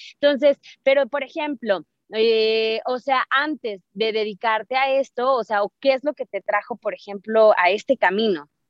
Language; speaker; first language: Spanish; native; Spanish